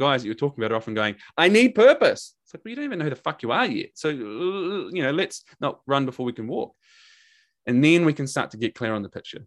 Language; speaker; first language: English; native; English